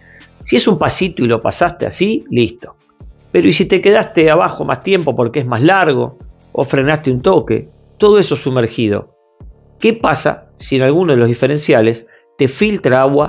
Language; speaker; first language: Spanish; native; Spanish